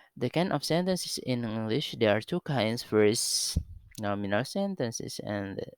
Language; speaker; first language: English; non-native, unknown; Indonesian